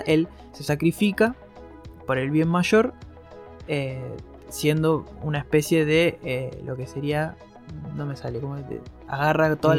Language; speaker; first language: Spanish; native; Spanish